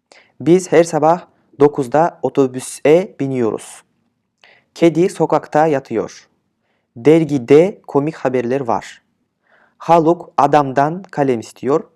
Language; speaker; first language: Turkish; non-native, fluent; Kyrgyz